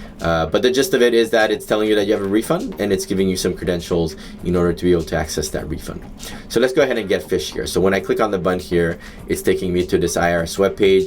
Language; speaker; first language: English; native; English